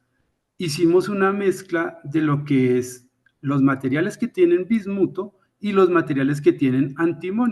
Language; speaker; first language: Spanish; native; Spanish